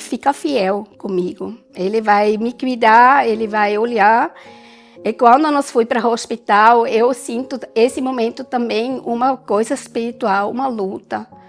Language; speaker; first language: Portuguese; non-native, learner; German